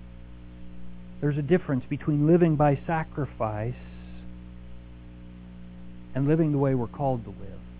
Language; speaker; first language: English; native; English